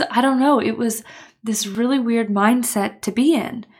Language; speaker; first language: English; native; English